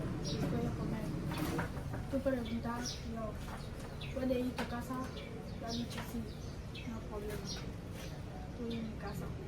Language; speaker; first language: Spanish; non-native, learner; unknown